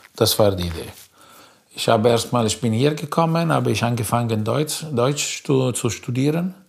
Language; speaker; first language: German; non-native, fluent; Italian